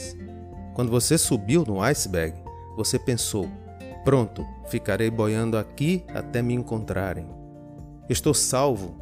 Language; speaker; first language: Portuguese; native; Portuguese